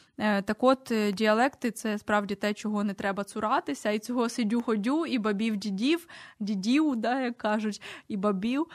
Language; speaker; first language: Ukrainian; native; Ukrainian